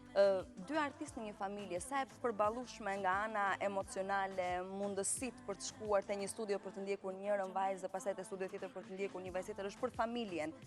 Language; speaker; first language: Albanian; native; Albanian